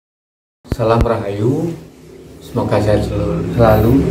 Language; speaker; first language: Indonesian; non-native, local second language; Javanese